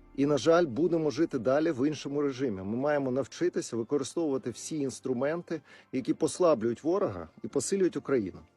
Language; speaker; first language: Ukrainian; non-native, local second language; Russian